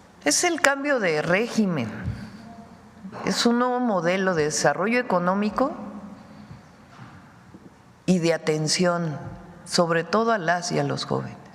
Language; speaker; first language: Spanish; native; Spanish